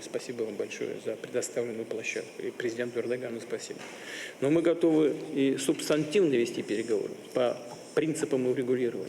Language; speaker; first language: Russian; native; Russian